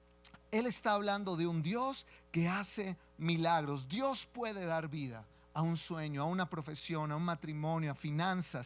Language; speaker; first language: Spanish; native; Spanish